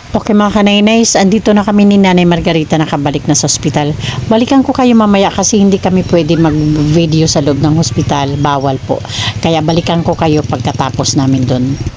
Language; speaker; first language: Filipino; non-native, local second language; Waray